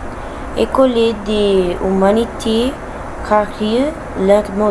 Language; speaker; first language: French; non-native, learner; Spanish